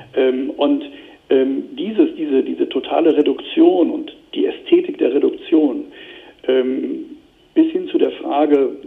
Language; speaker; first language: German; native; German